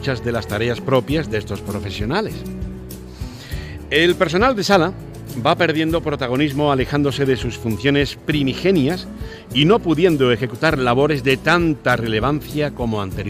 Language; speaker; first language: Spanish; native; Spanish